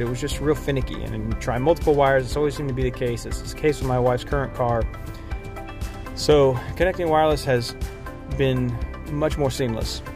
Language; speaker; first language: English; native; English